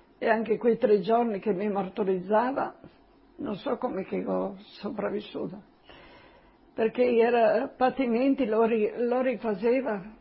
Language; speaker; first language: Italian; non-native, local second language; Slovenian